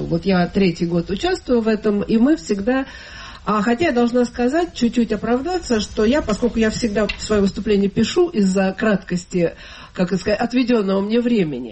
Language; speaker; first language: Russian; native; Russian